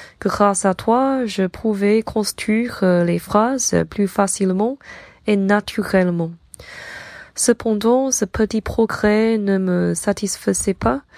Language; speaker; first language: French; non-native, learner; Chinese